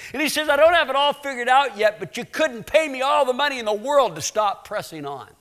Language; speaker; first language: English; native; English